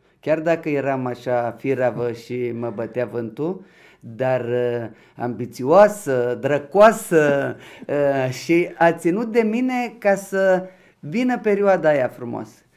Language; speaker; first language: Romanian; non-native, local second language; Ukrainian